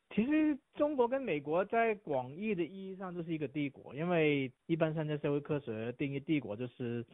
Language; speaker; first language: Chinese; non-native, fluent; Cantonese